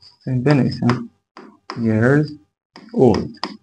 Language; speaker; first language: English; non-native, fluent; Persian